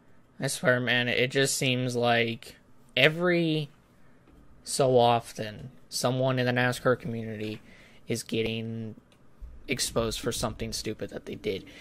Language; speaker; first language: English; native; English